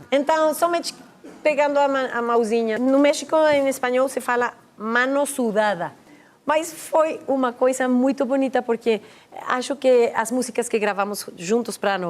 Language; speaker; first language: Portuguese; non-native, fluent; Spanish